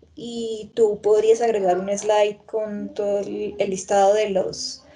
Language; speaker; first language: Spanish; native; Spanish